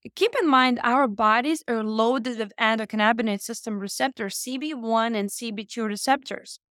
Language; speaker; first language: English; non-native, fluent; Lithuanian